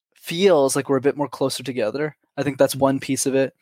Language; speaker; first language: English; native; English